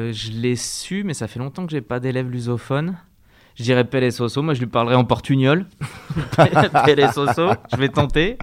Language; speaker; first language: French; native; French